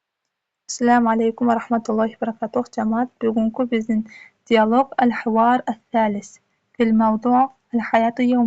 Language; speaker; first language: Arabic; non-native, fluent; Uzbek